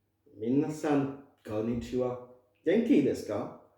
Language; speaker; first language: Japanese; non-native, fluent; French